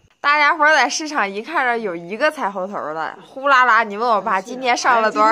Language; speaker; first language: Chinese; native; Chinese